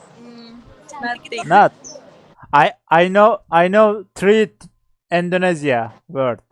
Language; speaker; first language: English; non-native, learner; Turkish